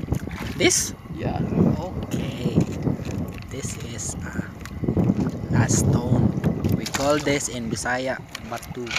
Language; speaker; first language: English; non-native, learner; Cebuano